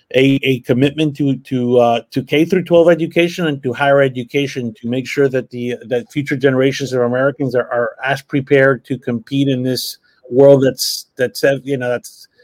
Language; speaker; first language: English; early bilingual, other home language; Spanish